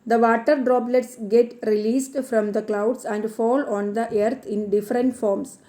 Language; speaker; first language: English; non-native, local second language; Malayalam